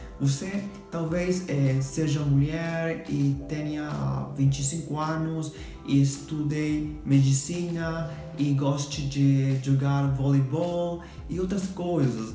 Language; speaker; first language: Portuguese; non-native, fluent; Spanish